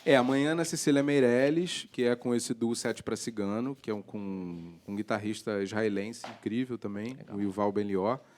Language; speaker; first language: Portuguese; native; Portuguese